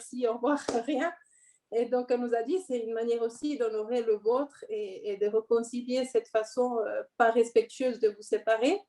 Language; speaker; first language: French; non-native, fluent; Spanish